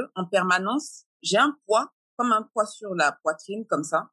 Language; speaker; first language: French; native; French